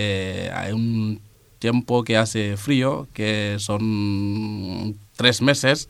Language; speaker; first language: Spanish; non-native, fluent; Serer